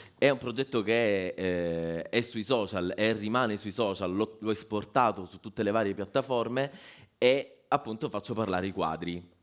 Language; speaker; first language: Italian; native; Italian